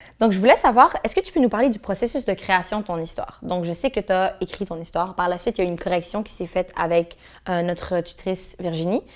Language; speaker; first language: French; native; French